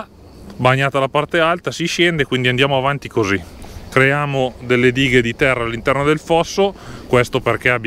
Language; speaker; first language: Italian; native; Italian